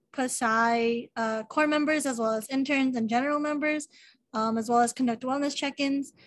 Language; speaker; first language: English; native; English